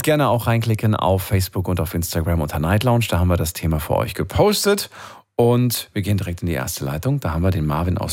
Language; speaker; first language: German; native; German